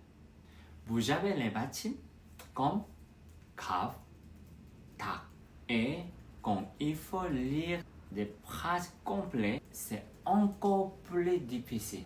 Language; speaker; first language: French; non-native, fluent; Korean